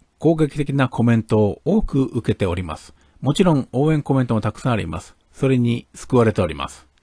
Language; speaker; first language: Japanese; native; Japanese